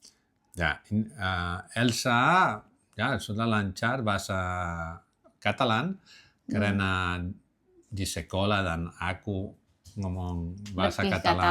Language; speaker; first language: Indonesian; non-native, learner; Catalan